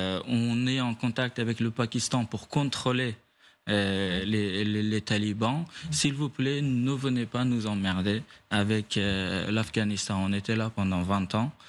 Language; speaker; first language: French; non-native, fluent; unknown